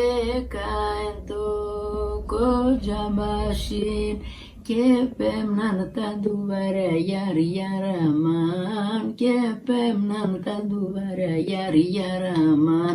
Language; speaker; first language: Greek; native; Greek